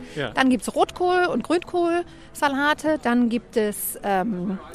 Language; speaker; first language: German; native; German